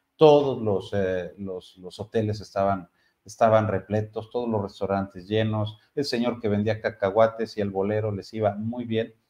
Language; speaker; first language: Spanish; native; Spanish